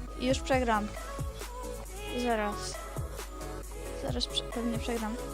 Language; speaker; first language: Polish; native; Polish